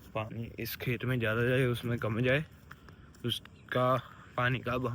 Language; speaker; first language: Hindi; non-native, local second language; Punjabi